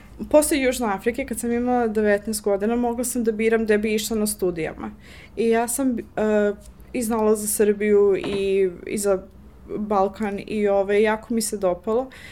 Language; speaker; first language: Serbian; non-native, fluent; English